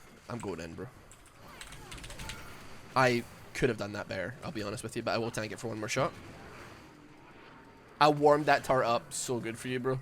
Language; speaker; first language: English; native; English